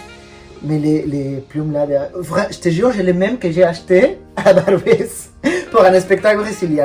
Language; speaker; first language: French; non-native, fluent; Spanish